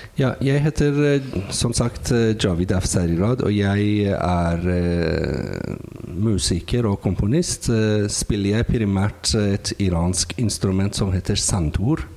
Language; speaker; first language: Norwegian; non-native, fluent; Persian